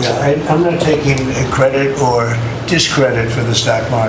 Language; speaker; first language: English; native; English